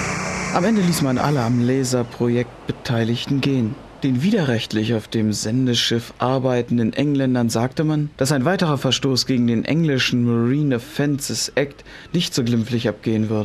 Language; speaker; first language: German; native; German